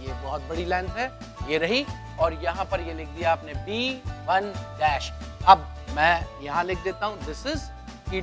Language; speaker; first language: Hindi; native; Hindi